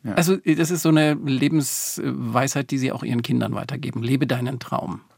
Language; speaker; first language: German; native; German